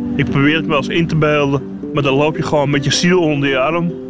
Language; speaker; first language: Dutch; native; Dutch